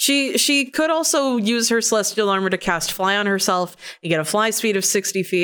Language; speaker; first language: English; native; English